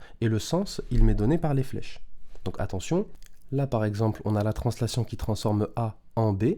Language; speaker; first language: French; native; French